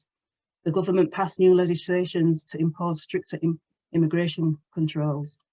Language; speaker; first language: English; native; English